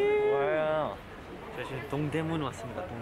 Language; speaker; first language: Korean; early bilingual, heritage; English